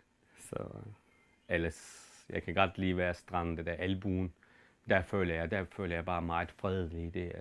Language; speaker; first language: Danish; non-native, fluent; Turkish